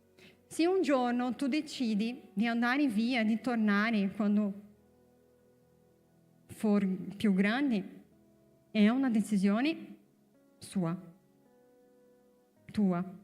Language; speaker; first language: Italian; non-native, fluent; Portuguese